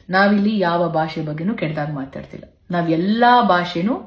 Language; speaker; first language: Kannada; native; Kannada